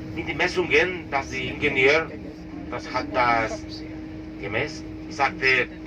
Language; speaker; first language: German; non-native, learner; Catalan